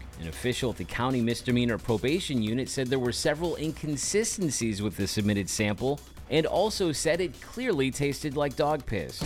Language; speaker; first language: English; native; English